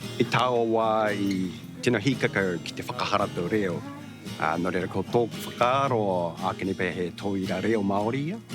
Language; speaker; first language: Māori; non-native, fluent; Japanese